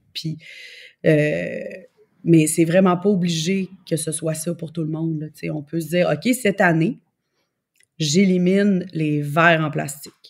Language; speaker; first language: French; native; French